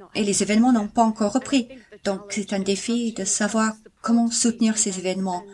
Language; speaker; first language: French; non-native, fluent; Cantonese